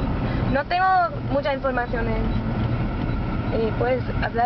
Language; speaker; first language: Spanish; non-native, learner; English